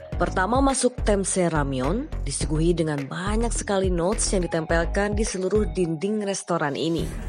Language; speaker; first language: Indonesian; native; Indonesian